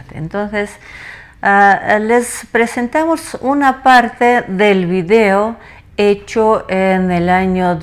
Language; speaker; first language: Spanish; non-native, fluent; Russian